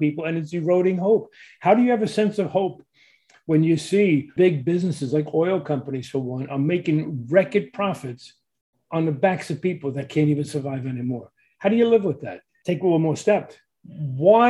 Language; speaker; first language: English; native; English